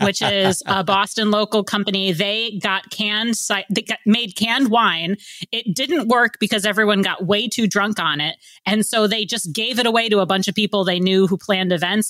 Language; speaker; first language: English; native; English